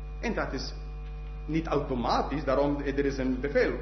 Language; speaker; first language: Dutch; non-native, fluent; English